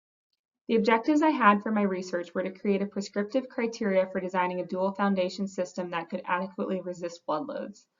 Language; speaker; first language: English; native; English